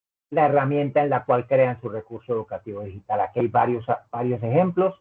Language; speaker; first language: Spanish; native; Spanish